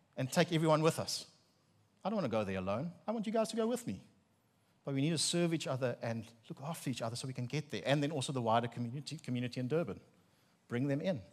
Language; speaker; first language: English; non-native, local second language; Afrikaans